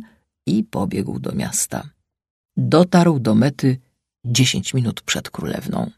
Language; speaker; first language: Polish; native; Polish